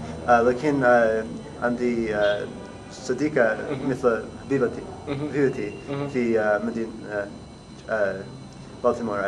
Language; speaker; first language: Arabic; non-native, learner; English